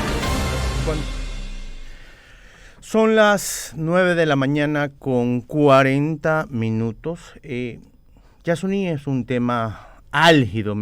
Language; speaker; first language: Spanish; native; Spanish